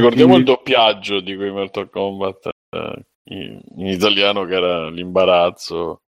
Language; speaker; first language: Italian; native; Italian